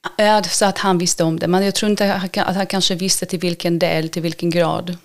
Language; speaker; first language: Swedish; early bilingual, other home language; Polish